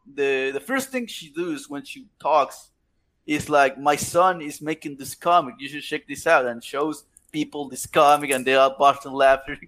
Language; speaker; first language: English; non-native, fluent; Spanish